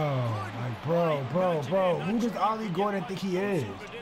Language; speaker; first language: English; native; English